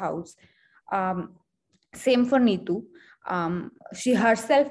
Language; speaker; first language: English; non-native, local second language; Hindi